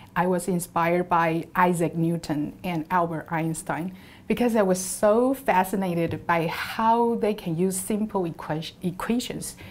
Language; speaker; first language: English; non-native, fluent; Chinese